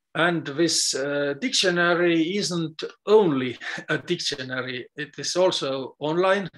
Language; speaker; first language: English; non-native, fluent; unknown